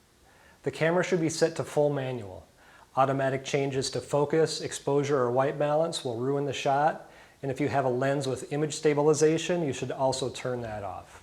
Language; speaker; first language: English; native; English